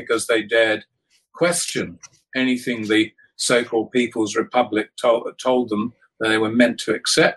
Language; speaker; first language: English; native; English